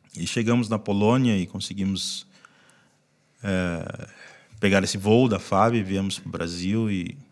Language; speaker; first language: Portuguese; native; Portuguese